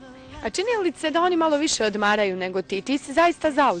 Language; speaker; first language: Bosnian; native; Bosnian